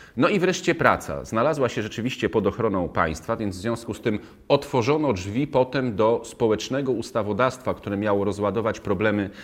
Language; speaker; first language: Polish; native; Polish